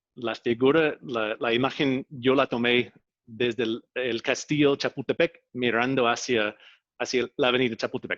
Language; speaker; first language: Spanish; non-native, fluent; English